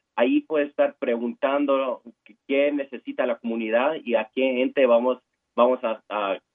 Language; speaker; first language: Spanish; early bilingual, heritage; Spanish